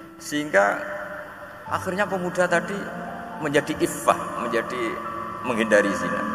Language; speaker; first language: Indonesian; non-native, local second language; Javanese